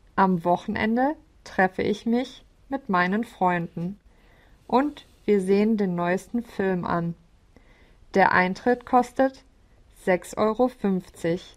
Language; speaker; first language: German; non-native, learner; English